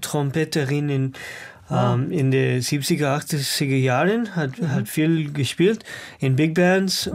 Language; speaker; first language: German; non-native, learner; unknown